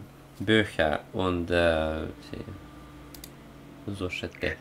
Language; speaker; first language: German; non-native, learner; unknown